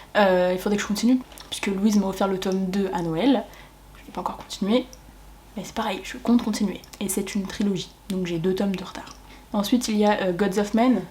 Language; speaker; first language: French; native; French